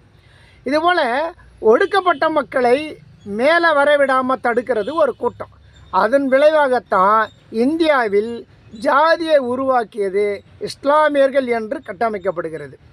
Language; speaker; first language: Tamil; native; Tamil